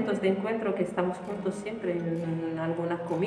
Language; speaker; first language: Spanish; non-native, learner; Arabic